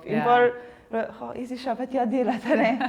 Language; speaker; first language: Slovenian; native; Slovenian